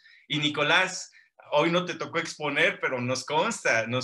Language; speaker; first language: Spanish; native; Spanish